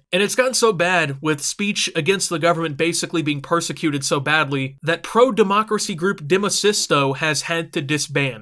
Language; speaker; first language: English; native; English